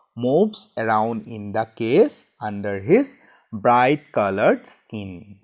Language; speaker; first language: English; non-native, local second language; Assamese